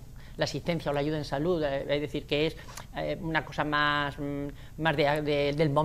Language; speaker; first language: Spanish; native; Spanish